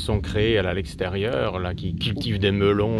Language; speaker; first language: French; native; French